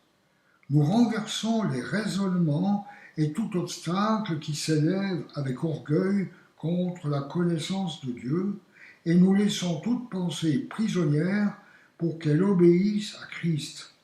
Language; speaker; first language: French; native; French